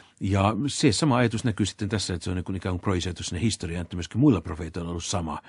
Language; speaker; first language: Finnish; native; Finnish